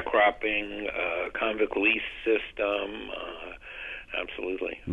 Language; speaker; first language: English; native; English